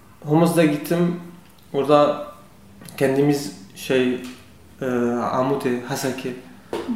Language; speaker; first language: Turkish; non-native, learner; Kurdish